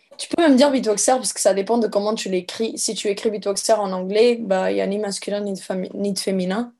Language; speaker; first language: French; non-native, fluent; Portuguese